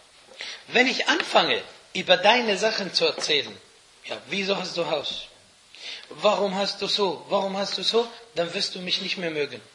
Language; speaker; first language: German; non-native, fluent; Arabic